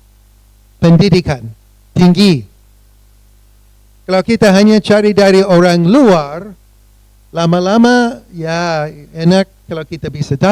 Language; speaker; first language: Indonesian; non-native, fluent; English